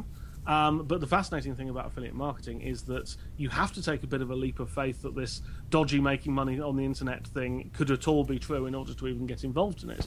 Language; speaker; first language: English; native; English